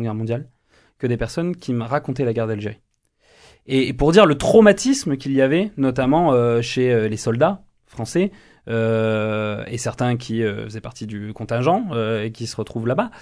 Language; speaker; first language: French; native; French